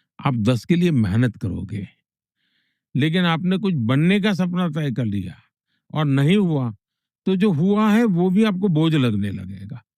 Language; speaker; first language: Hindi; non-native, local second language; Gujarati